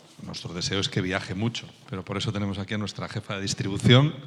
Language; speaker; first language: Spanish; native; Spanish